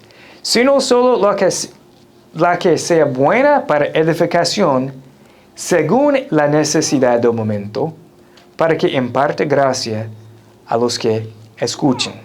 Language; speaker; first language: Spanish; non-native, fluent; English